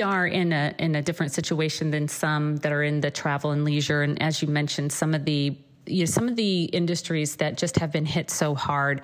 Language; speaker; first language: English; native; English